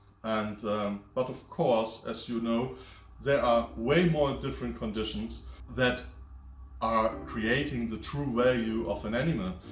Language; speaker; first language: English; non-native, fluent; German